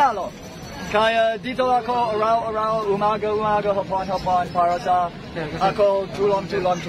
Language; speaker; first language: Filipino; non-native, learner; English